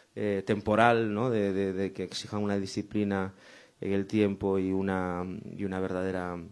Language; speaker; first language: Spanish; native; Spanish